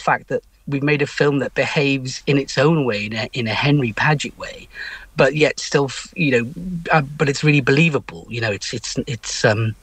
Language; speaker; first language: English; native; English